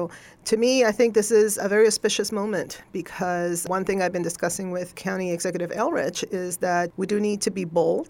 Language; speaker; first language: English; non-native, fluent; Spanish